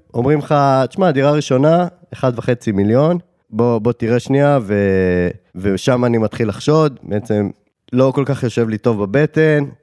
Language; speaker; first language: Hebrew; native; Hebrew